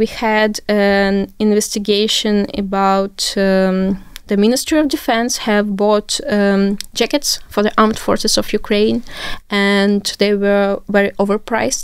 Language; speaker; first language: English; non-native, fluent; Ukrainian